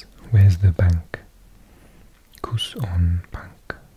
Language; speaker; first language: English; native; English